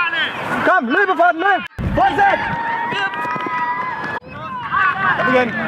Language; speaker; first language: Danish; native; Danish